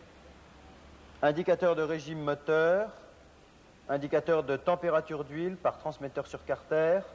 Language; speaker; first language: French; native; French